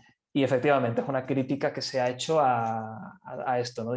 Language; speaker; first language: Spanish; native; Spanish